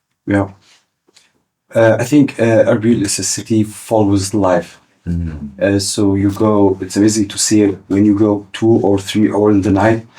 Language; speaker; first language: English; early bilingual, other home language; Kurdish